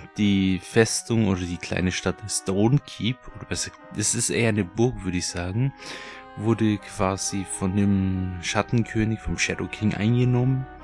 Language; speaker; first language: German; native; German